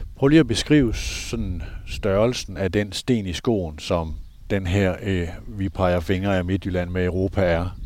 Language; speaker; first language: Danish; native; Danish